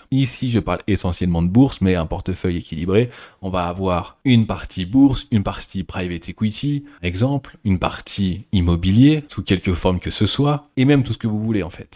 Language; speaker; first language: French; native; French